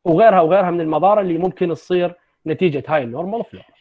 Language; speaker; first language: Arabic; native; Arabic